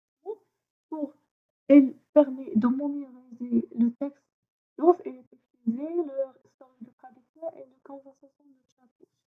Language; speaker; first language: French; non-native, fluent; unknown